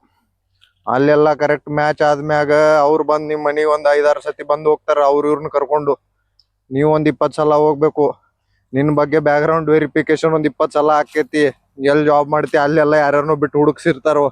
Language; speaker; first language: Kannada; native; Kannada